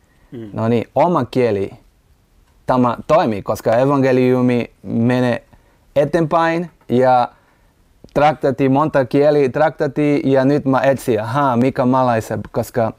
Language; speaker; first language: Finnish; non-native, learner; Portuguese